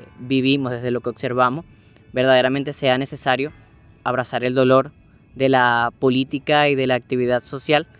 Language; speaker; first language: Spanish; native; Spanish